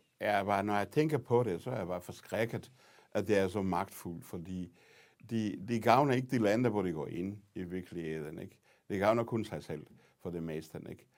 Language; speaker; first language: Danish; non-native, fluent; Portuguese